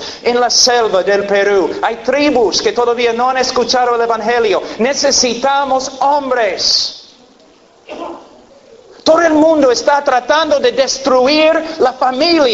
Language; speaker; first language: Spanish; non-native, fluent; English